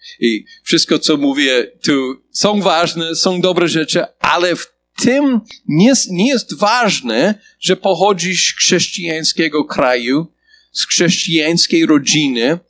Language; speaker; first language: Polish; non-native, fluent; English